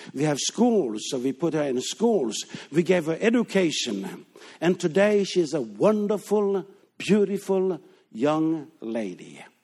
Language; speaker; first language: English; non-native, fluent; Danish